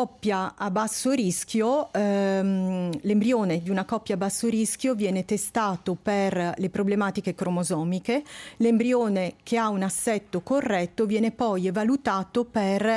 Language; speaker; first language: Italian; native; Italian